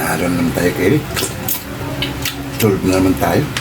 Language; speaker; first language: Filipino; native; Filipino